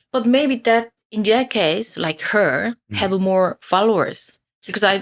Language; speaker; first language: English; non-native, fluent; Korean